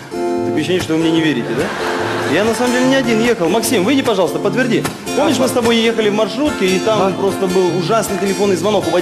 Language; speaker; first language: Russian; native; Russian